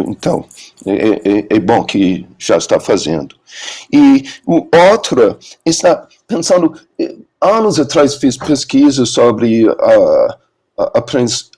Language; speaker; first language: Portuguese; non-native, learner; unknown